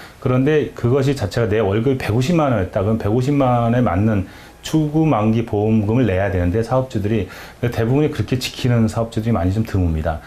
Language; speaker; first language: Korean; native; Korean